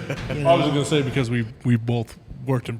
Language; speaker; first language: English; native; English